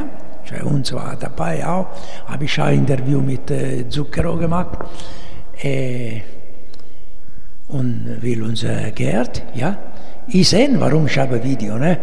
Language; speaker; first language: German; non-native, learner; Italian